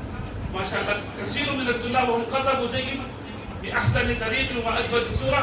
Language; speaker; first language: Arabic; non-native, fluent; Urdu